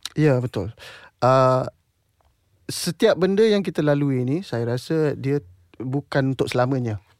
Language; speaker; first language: Malay; non-native, local second language; English